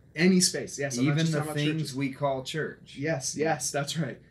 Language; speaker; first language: English; native; English